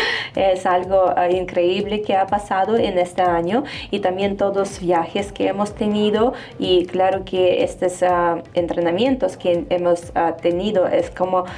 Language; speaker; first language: Spanish; non-native, fluent; Russian